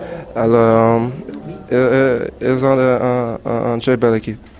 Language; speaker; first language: French; non-native, learner; English